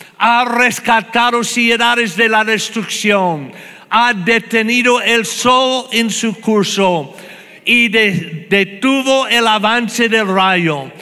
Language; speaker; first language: Spanish; non-native, fluent; English